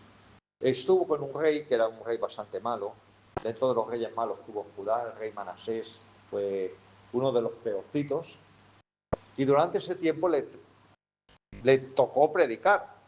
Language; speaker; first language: Spanish; native; Spanish